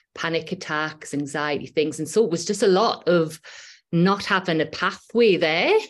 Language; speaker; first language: English; native; English